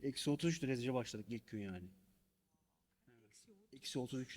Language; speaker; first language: Turkish; native; Turkish